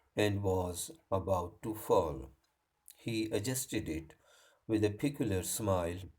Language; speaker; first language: English; non-native, local second language; Hindi